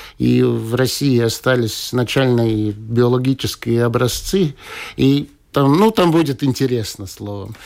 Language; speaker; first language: Russian; non-native, local second language; Latvian